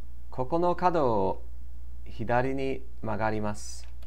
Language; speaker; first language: Japanese; non-native, learner; English